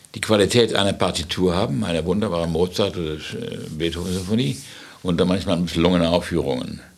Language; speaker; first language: German; native; German